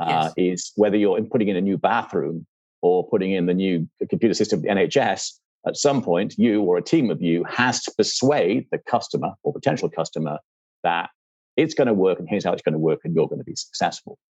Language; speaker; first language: English; native; English